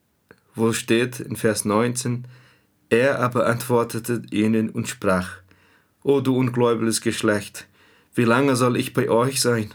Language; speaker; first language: German; non-native, fluent; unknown